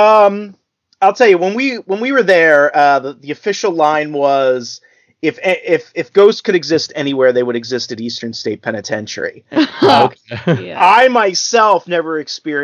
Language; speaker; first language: English; native; English